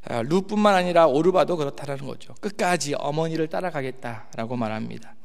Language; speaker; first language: Korean; native; Korean